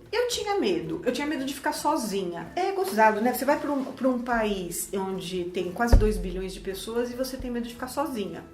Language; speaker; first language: Portuguese; native; Portuguese